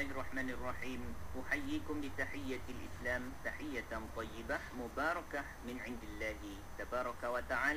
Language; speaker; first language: Arabic; non-native, fluent; Malay